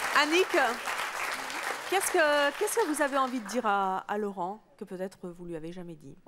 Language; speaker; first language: French; native; French